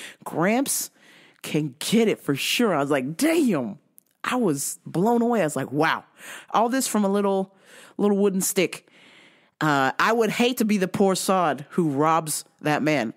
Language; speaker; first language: English; native; English